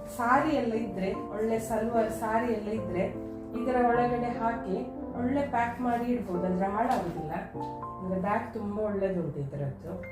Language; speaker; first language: Kannada; non-native, local second language; Konkani